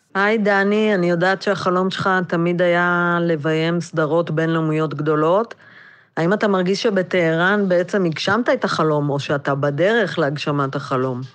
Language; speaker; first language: Hebrew; native; Hebrew